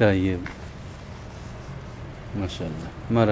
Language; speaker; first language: Arabic; non-native, learner; Filipino